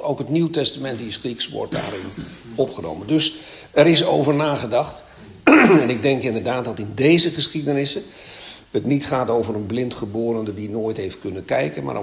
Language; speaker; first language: Dutch; native; Dutch